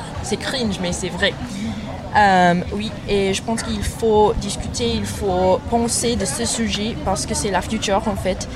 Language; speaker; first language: French; non-native, learner; English